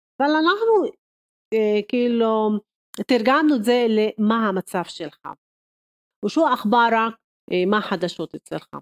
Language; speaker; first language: Hebrew; non-native, local second language; Arabic